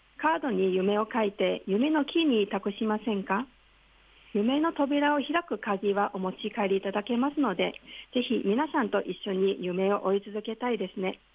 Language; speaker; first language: Japanese; non-native, fluent; Cantonese